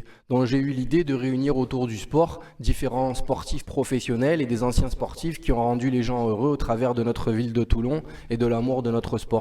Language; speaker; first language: French; native; French